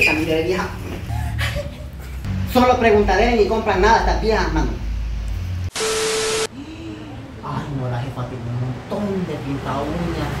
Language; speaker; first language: Spanish; native; Spanish